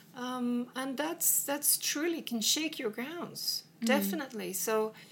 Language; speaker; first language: English; non-native, fluent; Swedish